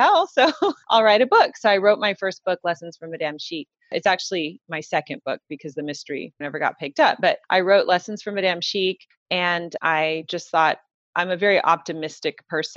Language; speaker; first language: English; native; English